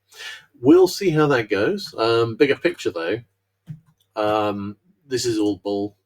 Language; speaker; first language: English; native; English